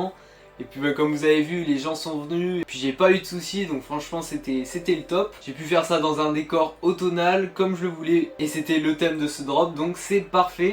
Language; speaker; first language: French; native; French